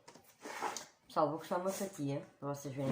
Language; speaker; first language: Portuguese; native; Portuguese